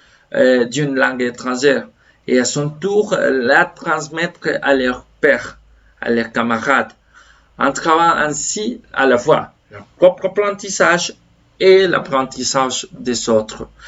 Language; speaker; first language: French; non-native, fluent; Spanish